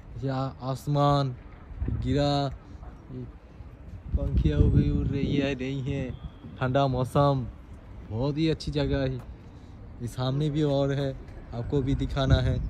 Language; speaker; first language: Hindi; non-native, learner; Bangla